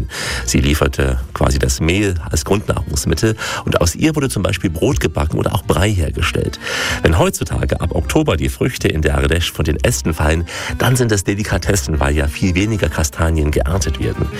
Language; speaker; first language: German; native; German